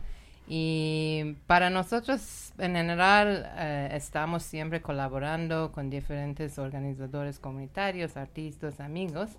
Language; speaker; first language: Spanish; non-native, learner; Persian